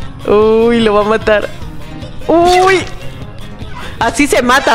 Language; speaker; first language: Spanish; native; Spanish